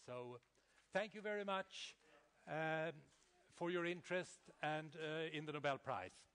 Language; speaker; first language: English; non-native, fluent; Swedish